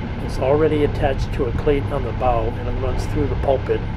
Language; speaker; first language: English; native; English